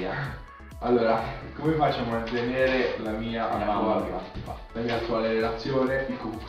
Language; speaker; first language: Italian; native; Italian